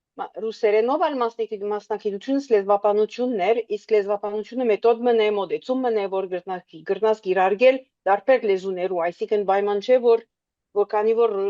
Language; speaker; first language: Armenian; early bilingual, heritage; Armenian